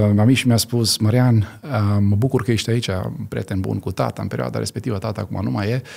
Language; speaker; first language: Romanian; native; Romanian